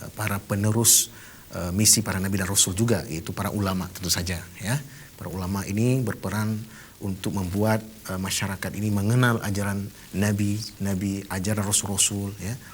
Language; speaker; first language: Indonesian; non-native, local second language; Achinese